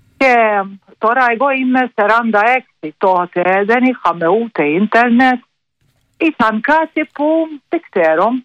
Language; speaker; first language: Greek; non-native, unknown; Maltese